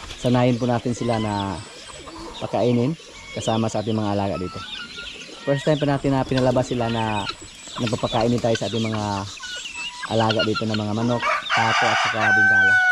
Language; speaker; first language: Filipino; native; Filipino